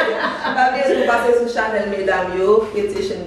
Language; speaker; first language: French; non-native, learner; Haitian Creole